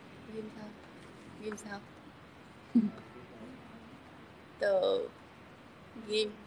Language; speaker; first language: Vietnamese; native; Vietnamese